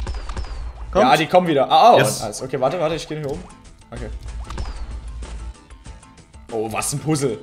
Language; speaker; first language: German; native; German